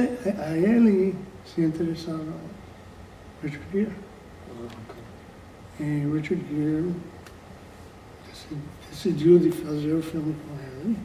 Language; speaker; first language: Portuguese; non-native, fluent; English